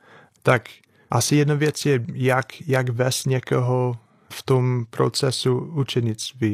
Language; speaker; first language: Czech; non-native, fluent; English